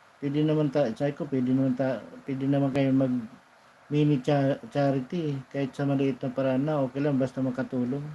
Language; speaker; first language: Filipino; non-native, local second language; Bikol